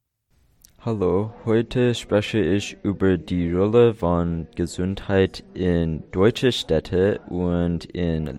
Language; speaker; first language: German; non-native, learner; English